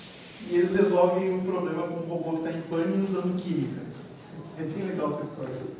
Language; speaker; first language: Portuguese; native; Portuguese